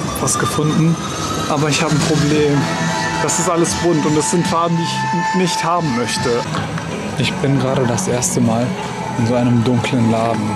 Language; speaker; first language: German; native; German